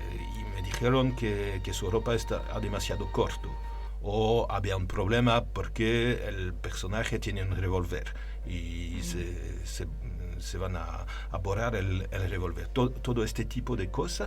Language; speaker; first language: Spanish; non-native, learner; French